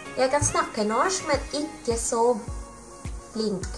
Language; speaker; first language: Norwegian; non-native, learner; Filipino